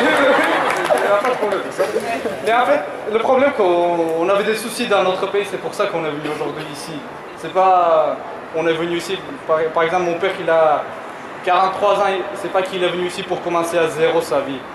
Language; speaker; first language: French; non-native, fluent; Armenian